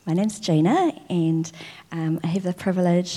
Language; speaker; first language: English; native; English